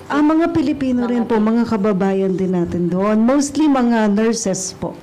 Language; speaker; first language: Filipino; native; Filipino